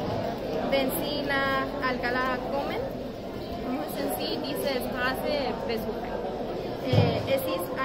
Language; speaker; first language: German; non-native, learner; Spanish